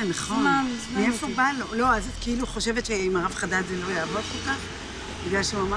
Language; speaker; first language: Hebrew; native; Hebrew